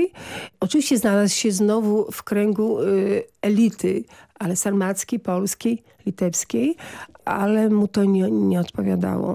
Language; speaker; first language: Polish; native; Polish